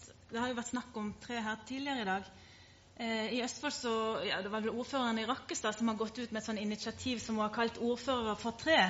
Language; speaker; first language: Norwegian; native; Norwegian